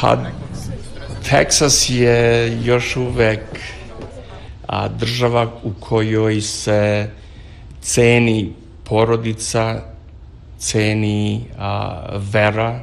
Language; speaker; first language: Serbian; native; Serbian